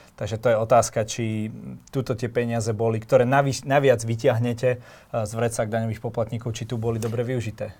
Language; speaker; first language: Slovak; native; Slovak